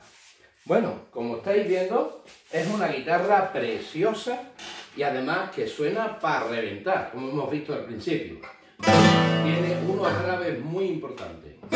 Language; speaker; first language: Spanish; native; Spanish